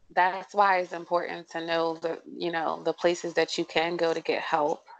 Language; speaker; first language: English; native; English